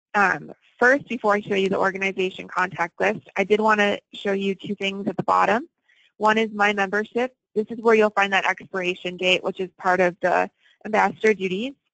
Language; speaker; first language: English; native; English